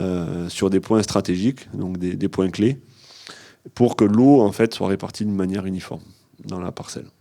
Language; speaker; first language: French; native; French